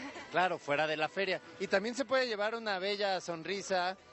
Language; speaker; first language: Spanish; native; Spanish